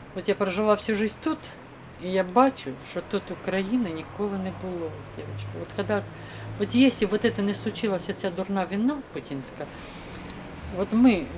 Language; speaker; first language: Ukrainian; non-native, local second language; Russian